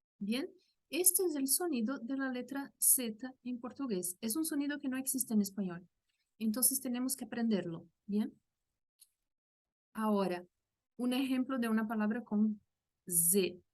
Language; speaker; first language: Spanish; non-native, local second language; Portuguese